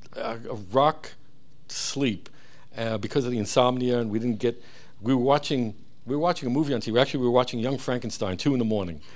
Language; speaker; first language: English; early bilingual, other home language; Hebrew